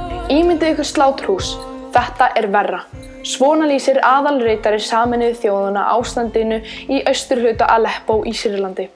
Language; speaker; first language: Icelandic; native; Icelandic